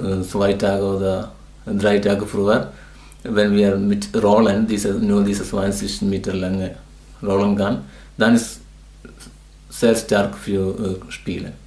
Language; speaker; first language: German; non-native, learner; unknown